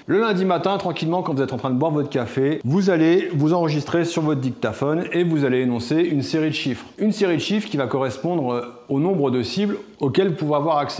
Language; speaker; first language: French; native; French